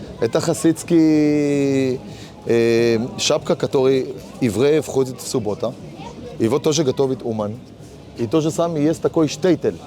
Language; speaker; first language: Russian; early bilingual, heritage; Hebrew